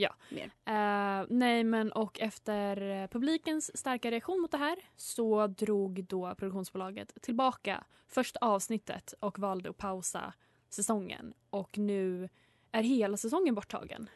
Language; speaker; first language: Swedish; native; Swedish